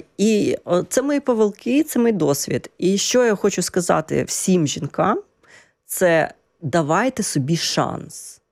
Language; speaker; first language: Ukrainian; native; Ukrainian